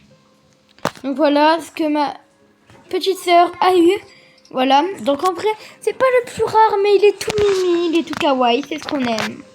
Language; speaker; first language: French; native; French